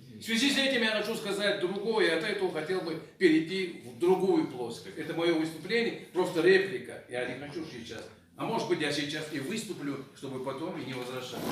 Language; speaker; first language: Russian; non-native, local second language; Chechen